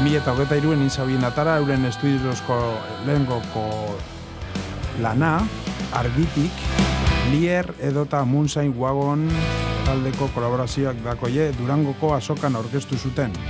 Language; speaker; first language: Basque; native; Basque